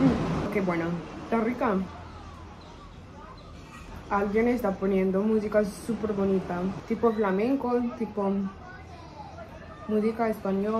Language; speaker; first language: Spanish; non-native, learner; English